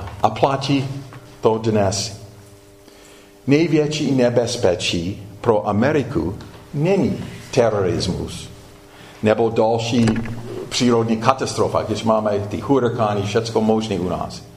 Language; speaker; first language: Czech; non-native, fluent; English